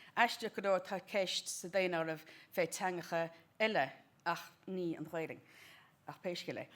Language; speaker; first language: Irish; native; Irish